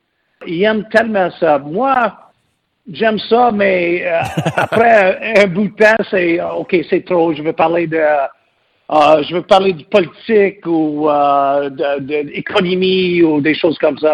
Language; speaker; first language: French; non-native, local second language; English